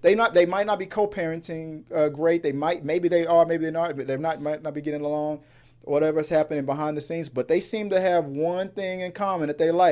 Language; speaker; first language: English; native; English